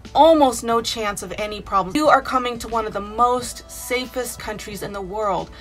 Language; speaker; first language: English; native; English